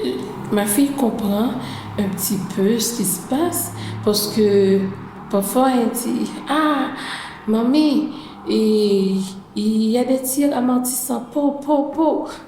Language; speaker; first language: French; non-native, local second language; Haitian Creole